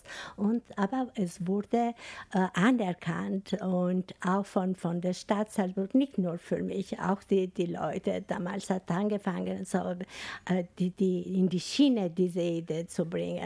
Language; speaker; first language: German; non-native, learner; Albanian